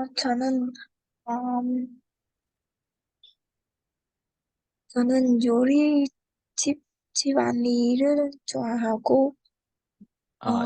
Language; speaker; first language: Korean; non-native, learner; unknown